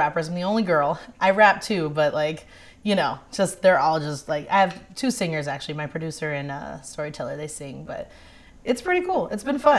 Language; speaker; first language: English; native; English